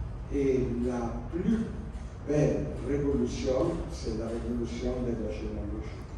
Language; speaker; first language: French; non-native, learner; Italian